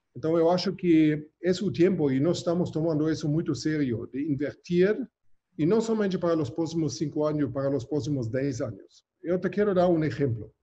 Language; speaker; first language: Portuguese; non-native, fluent; German